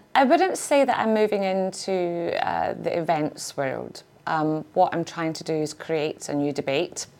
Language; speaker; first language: English; native; English